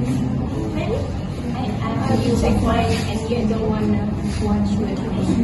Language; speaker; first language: English; non-native, learner; Indonesian